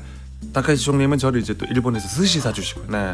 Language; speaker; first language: Korean; native; Korean